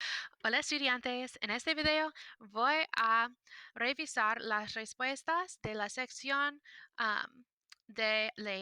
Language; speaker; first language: Spanish; non-native, fluent; English